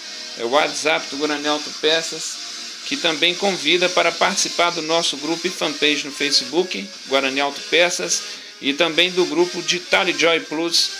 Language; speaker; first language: Portuguese; native; Portuguese